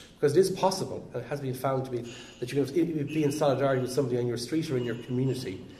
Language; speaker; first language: English; native; English